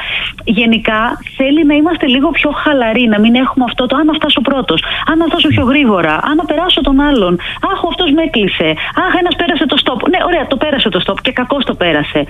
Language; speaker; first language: Greek; native; Greek